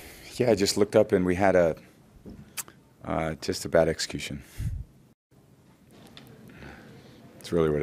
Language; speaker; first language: English; native; English